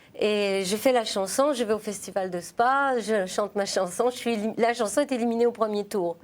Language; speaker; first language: French; native; French